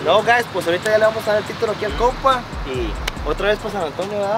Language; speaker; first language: Spanish; early bilingual, heritage; Spanish